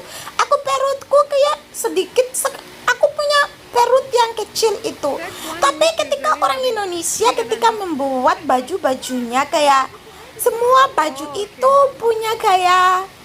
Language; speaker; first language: Indonesian; non-native, learner; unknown